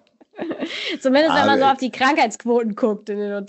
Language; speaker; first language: German; native; German